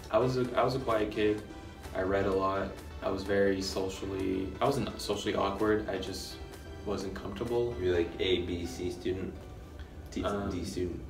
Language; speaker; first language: English; native; English